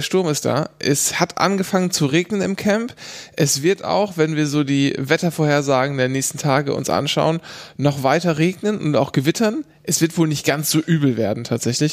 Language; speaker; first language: German; native; German